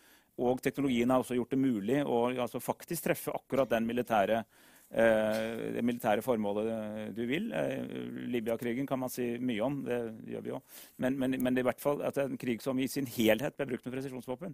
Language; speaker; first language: Norwegian; native; Norwegian